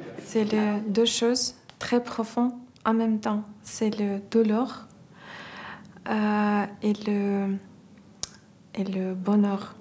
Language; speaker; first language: French; non-native, learner; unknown